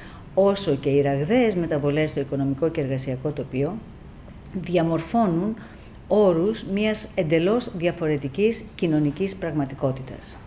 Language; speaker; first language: Greek; native; Greek